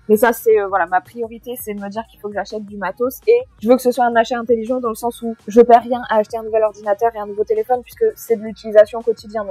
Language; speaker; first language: French; native; French